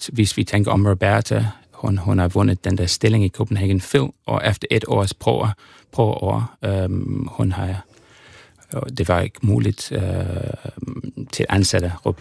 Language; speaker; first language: Danish; non-native, fluent; English